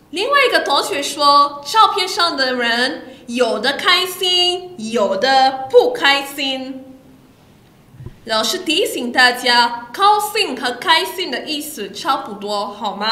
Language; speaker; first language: Chinese; non-native, fluent; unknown